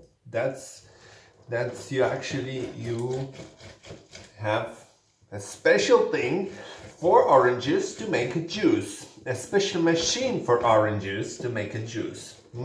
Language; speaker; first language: English; non-native, fluent; Polish